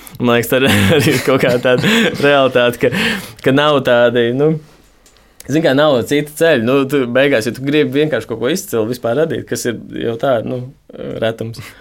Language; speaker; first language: Latvian; native; Latvian